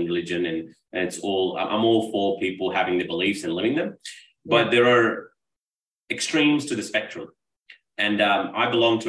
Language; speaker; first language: English; non-native, local second language; Urdu